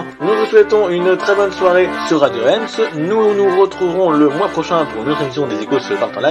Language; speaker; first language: French; native; French